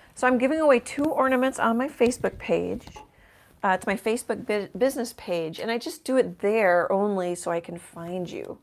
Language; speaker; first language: English; native; English